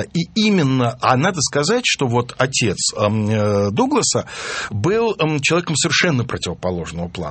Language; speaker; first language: Russian; native; Russian